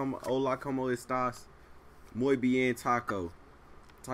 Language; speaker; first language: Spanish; non-native, learner; English